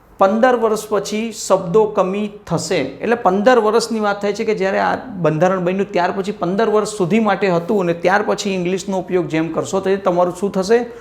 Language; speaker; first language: Gujarati; non-native, local second language; Hindi